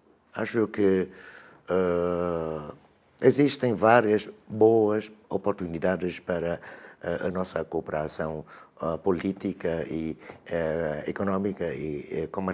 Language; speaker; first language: Portuguese; non-native, fluent; Vietnamese